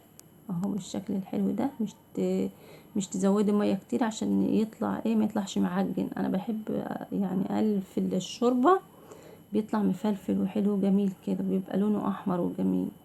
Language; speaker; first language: Arabic; native; Arabic